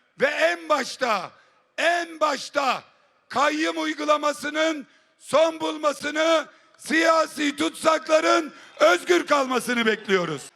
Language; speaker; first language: Turkish; native; Turkish